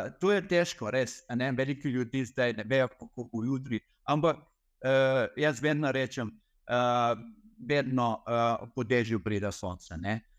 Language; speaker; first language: Slovenian; non-native, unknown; Arabic